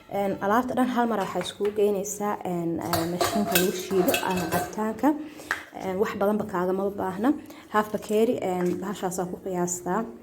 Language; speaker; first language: Somali; early bilingual, heritage; Somali